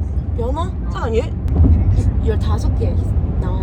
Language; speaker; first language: Korean; non-native, learner; Chinese